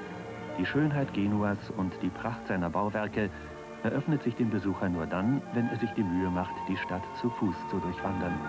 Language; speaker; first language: German; native; German